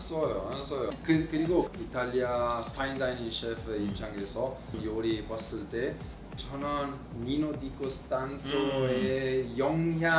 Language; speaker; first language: Korean; non-native, learner; Italian